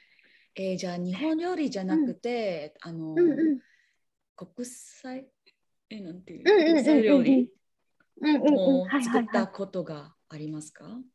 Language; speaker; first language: Japanese; non-native, learner; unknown